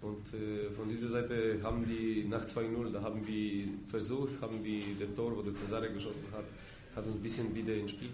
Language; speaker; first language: German; non-native, fluent; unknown